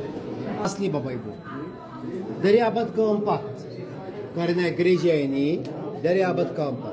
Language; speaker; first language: Indonesian; non-native, fluent; Arabic